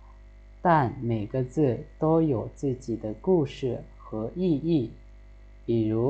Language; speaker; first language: Chinese; non-native, fluent; Lao